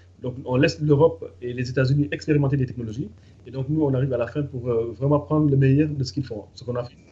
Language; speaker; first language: French; non-native, local second language; Fula